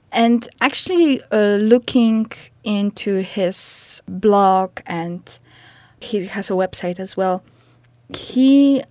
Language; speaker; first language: English; non-native, fluent; Polish